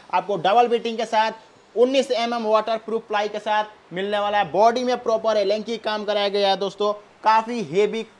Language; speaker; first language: Hindi; native; Hindi